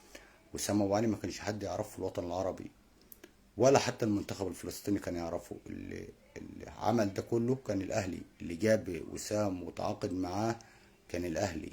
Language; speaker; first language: Arabic; native; Arabic